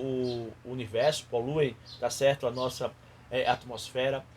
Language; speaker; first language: Portuguese; native; Portuguese